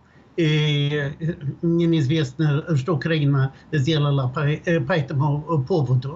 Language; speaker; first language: Russian; non-native, fluent; Swedish